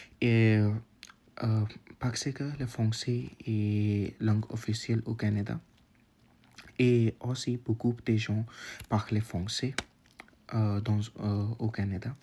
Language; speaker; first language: French; non-native, learner; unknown